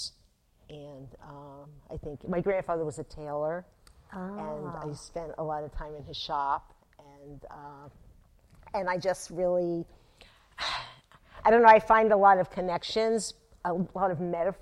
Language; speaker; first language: English; native; English